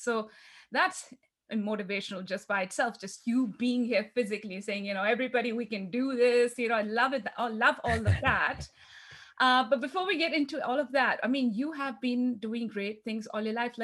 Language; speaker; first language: English; non-native, local second language; Urdu